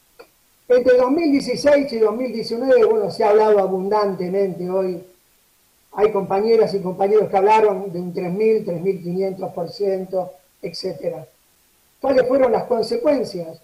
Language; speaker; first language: Spanish; native; Spanish